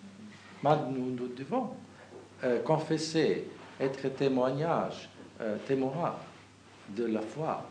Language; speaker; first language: French; non-native, fluent; German